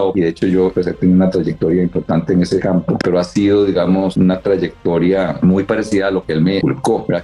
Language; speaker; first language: Spanish; native; Spanish